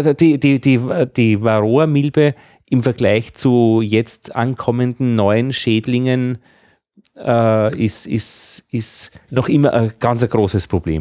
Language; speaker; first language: German; native; German